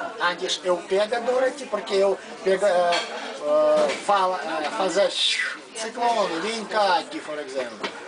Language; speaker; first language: Portuguese; non-native, learner; Russian